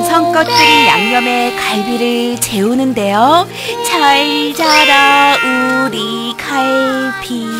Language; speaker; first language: Korean; native; Korean